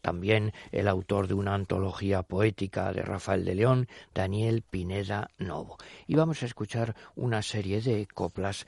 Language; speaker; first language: Spanish; native; Spanish